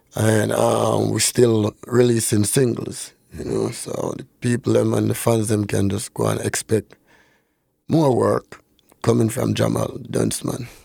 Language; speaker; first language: English; non-native, local second language; Jamaican Creole English